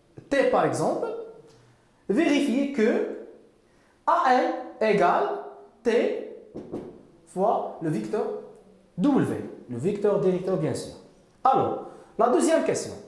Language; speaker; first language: French; non-native, local second language; Arabic